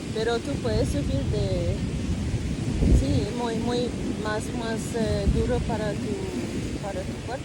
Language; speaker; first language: Spanish; early bilingual, heritage; Spanish